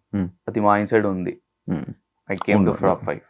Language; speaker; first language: Telugu; non-native, learner; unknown